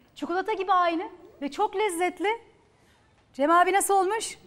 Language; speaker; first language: Turkish; native; Turkish